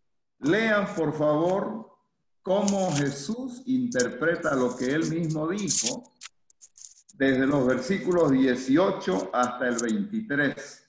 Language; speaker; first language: Spanish; native; Spanish